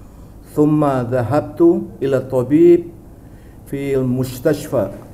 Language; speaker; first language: Arabic; non-native, learner; Indonesian